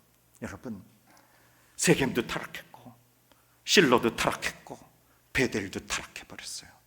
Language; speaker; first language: Korean; native; Korean